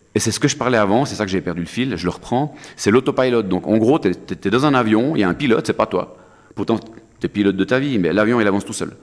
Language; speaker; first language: French; native; French